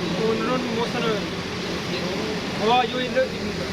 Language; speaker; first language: Korean; non-native, learner; Urdu